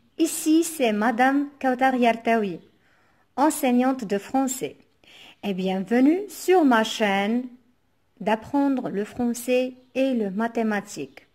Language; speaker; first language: French; non-native, local second language; Arabic